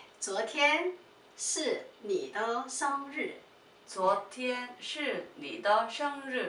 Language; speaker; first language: Chinese; non-native, fluent; Korean